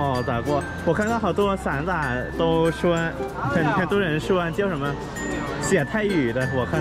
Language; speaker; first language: Chinese; non-native, learner; Thai